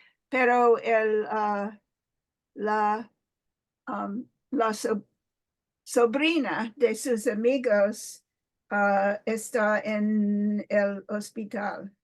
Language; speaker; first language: Spanish; non-native, learner; English